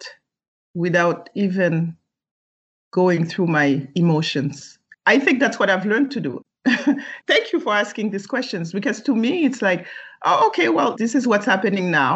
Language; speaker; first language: English; early bilingual, other home language; French